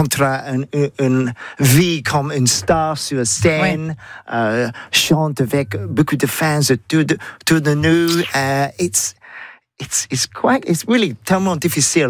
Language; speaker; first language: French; non-native, learner; English